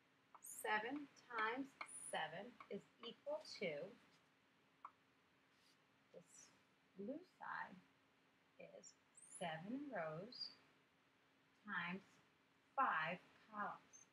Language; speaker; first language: English; native; English